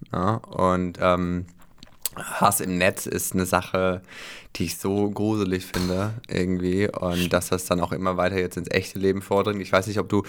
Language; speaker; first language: German; native; German